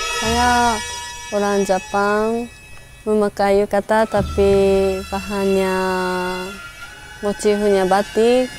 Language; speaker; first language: Indonesian; non-native, learner; Japanese